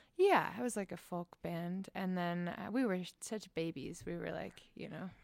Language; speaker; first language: English; native; English